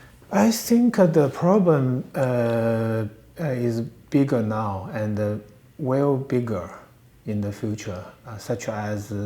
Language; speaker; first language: English; non-native, learner; Chinese